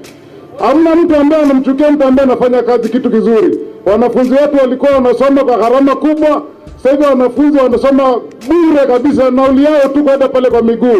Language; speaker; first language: Swahili; native; Swahili